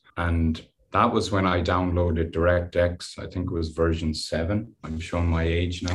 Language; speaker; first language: English; native; English